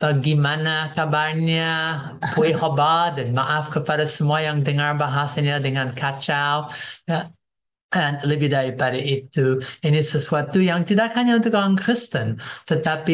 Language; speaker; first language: Indonesian; non-native, fluent; English